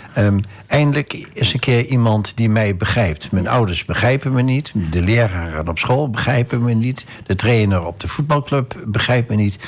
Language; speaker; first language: Dutch; native; Dutch